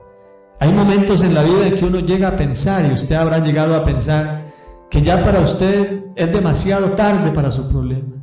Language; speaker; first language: Spanish; native; Spanish